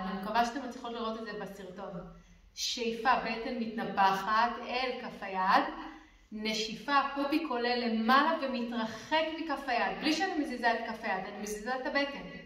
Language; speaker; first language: Hebrew; native; Hebrew